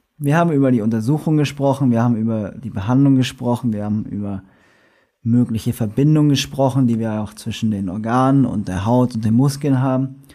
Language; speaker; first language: German; native; German